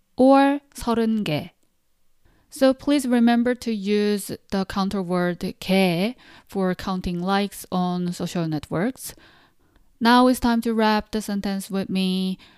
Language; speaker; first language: English; non-native, fluent; Korean